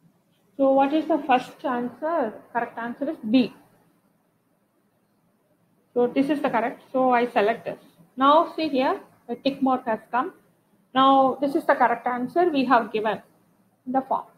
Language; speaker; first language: English; non-native, local second language; Tamil